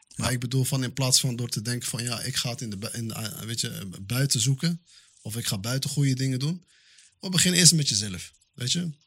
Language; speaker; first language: Dutch; early bilingual, other home language; Arabic